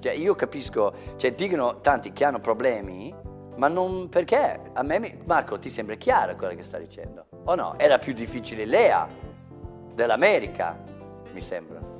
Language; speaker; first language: Italian; non-native, fluent; English